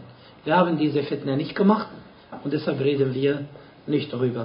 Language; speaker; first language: German; non-native, fluent; Arabic